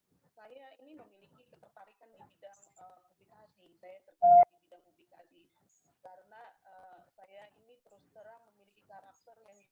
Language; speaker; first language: Indonesian; native; Indonesian